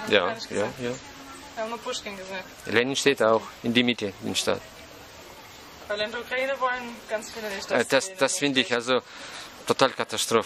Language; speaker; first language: German; non-native, fluent; Russian